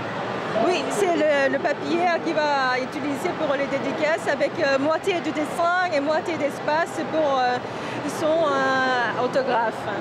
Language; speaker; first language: French; non-native, fluent; Korean